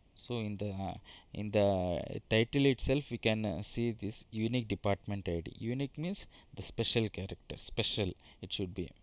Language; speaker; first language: English; non-native, local second language; Telugu